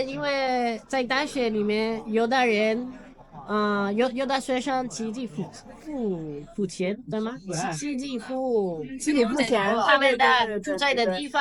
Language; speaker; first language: Chinese; non-native, learner; Spanish